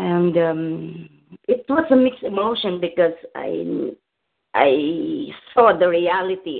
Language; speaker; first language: English; non-native, local second language; Filipino